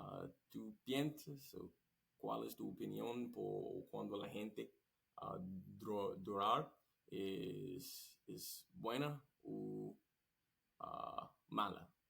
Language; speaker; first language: Spanish; non-native, learner; English